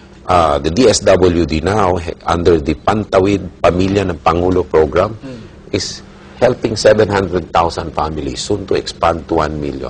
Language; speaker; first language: English; non-native, local second language; Filipino